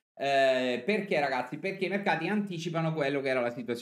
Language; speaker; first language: Italian; native; Italian